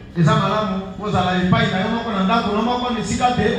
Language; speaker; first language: French; non-native, local second language; Lingala